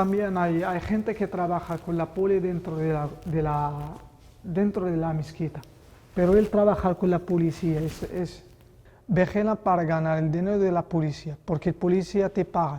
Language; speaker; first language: Spanish; non-native, learner; Arabic